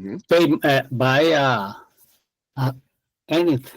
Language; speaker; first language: English; non-native, learner; Portuguese